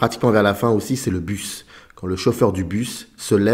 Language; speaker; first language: French; native; French